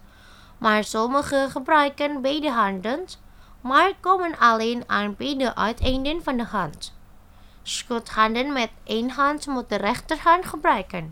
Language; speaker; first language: Dutch; non-native, fluent; Indonesian